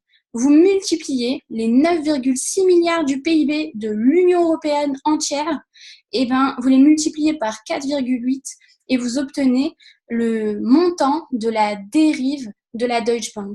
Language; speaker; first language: French; native; French